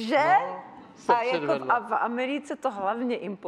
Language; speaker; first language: Czech; early bilingual, heritage; Czech